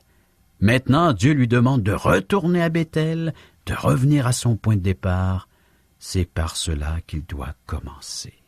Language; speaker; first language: French; native; French